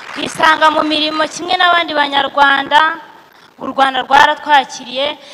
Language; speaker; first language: Kinyarwanda; early bilingual, heritage; Kinyarwanda